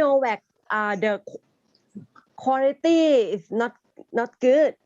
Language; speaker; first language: English; non-native, learner; Thai